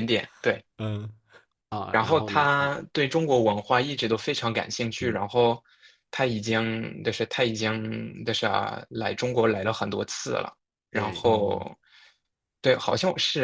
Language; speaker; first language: Chinese; non-native, fluent; French